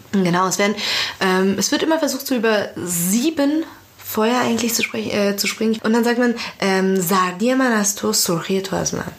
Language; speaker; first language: German; early bilingual, other home language; Persian